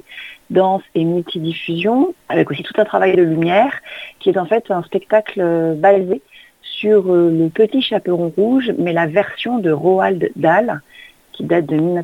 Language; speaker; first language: French; native; French